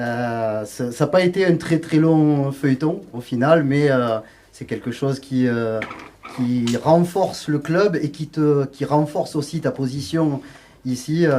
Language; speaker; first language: French; native; French